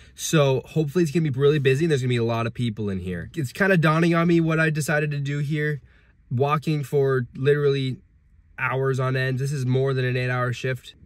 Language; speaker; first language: English; native; English